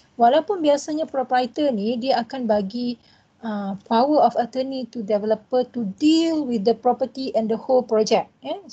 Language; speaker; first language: English; non-native, local second language; Malay